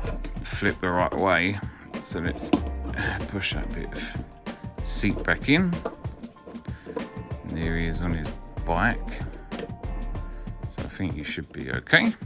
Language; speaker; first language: English; native; English